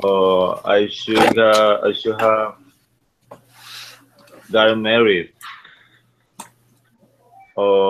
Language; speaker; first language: English; non-native, fluent; Spanish